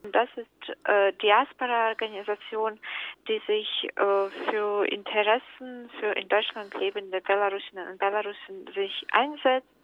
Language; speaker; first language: German; non-native, fluent; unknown